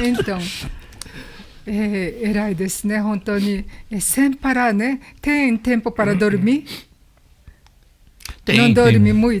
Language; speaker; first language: Portuguese; non-native, learner; Japanese